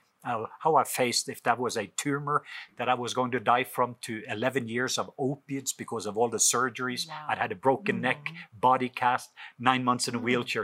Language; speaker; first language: English; non-native, fluent; Norwegian